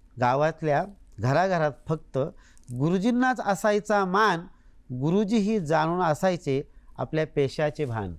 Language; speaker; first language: Marathi; native; Marathi